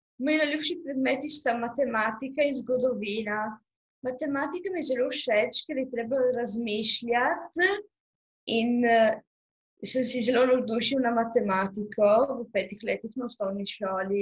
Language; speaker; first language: Slovenian; non-native, local second language; Italian